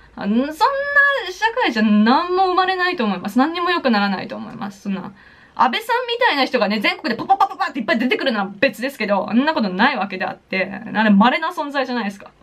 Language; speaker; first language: Japanese; native; Japanese